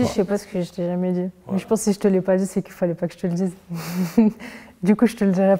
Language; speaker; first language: French; early bilingual, other home language; Arabic